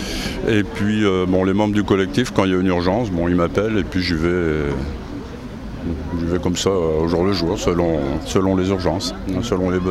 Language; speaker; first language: French; native; French